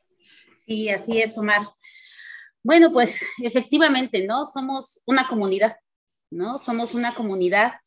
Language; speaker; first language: Spanish; native; Spanish